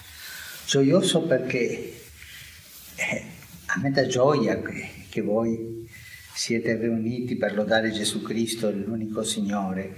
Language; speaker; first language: Italian; non-native, fluent; Spanish